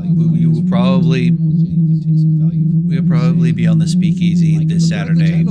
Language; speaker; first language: English; native; English